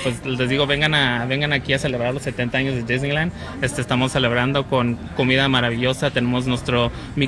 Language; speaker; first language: Spanish; early bilingual, heritage; Spanish